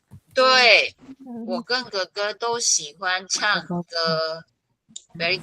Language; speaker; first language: Chinese; non-native, fluent; Filipino